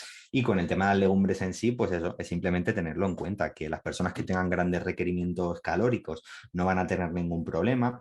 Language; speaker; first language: Spanish; native; Spanish